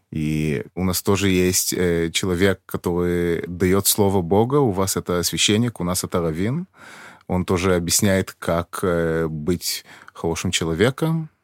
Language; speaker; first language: Russian; early bilingual, heritage; Russian